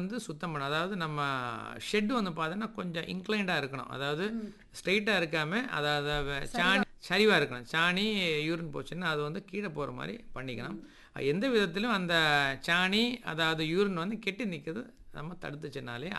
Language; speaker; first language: Tamil; native; Tamil